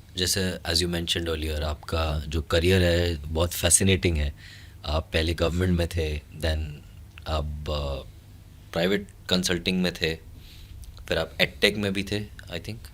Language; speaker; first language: Hindi; native; Hindi